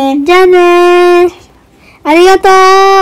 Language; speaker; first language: Japanese; early bilingual, heritage; Japanese